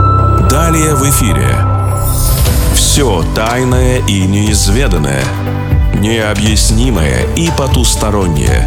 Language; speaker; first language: Russian; native; Russian